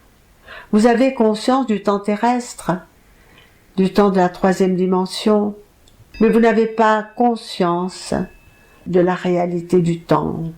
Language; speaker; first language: French; native; French